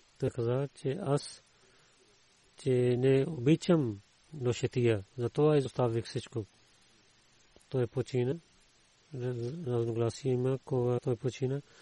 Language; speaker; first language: Bulgarian; non-native, learner; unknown